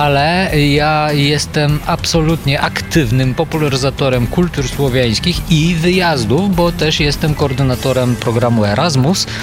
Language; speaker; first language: Polish; non-native, fluent; Bulgarian